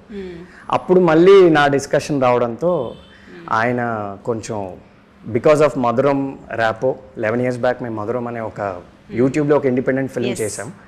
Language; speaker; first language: Telugu; native; Telugu